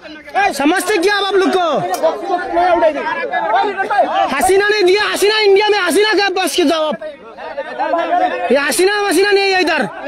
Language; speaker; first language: Hindi; non-native, learner; Bangla